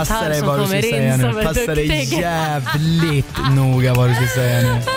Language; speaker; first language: Swedish; native; Swedish